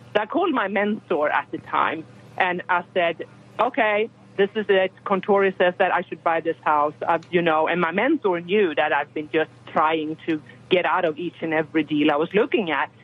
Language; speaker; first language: English; non-native, fluent; Swedish